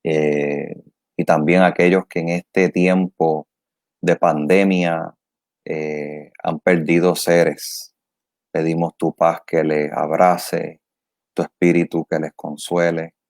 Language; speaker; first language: Spanish; native; Spanish